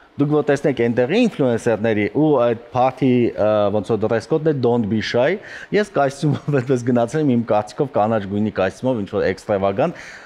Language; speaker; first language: Armenian; native; Armenian